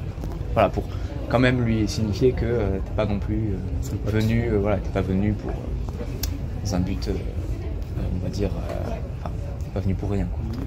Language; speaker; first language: French; native; French